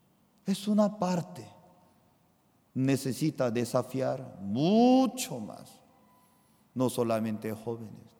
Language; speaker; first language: Spanish; non-native, fluent; Korean